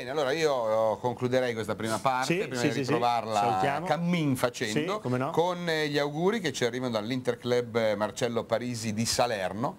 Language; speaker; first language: Italian; native; Italian